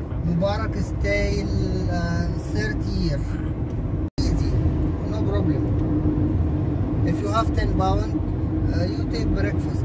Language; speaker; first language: English; non-native, learner; Arabic